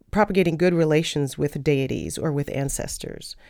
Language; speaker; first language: English; native; English